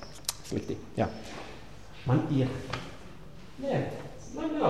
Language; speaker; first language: Latvian; non-native, learner; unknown